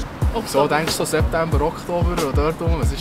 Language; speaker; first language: German; native; German